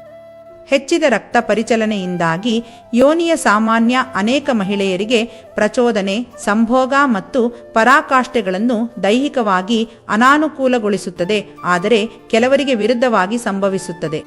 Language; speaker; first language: Kannada; native; Kannada